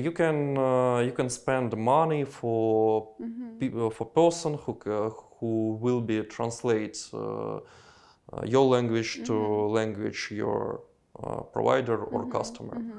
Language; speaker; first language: English; non-native, learner; Russian